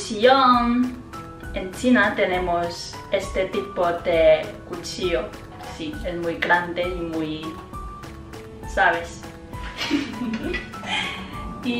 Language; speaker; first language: Spanish; non-native, fluent; Chinese